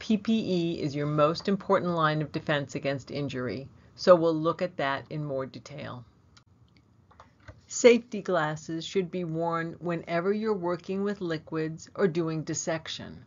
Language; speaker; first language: English; native; English